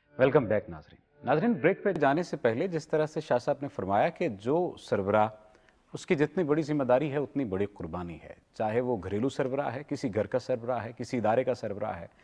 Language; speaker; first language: Urdu; native; Urdu